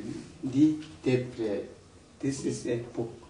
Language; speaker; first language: English; non-native, learner; Tibetan